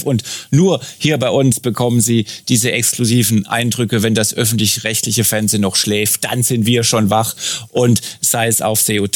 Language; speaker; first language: German; native; German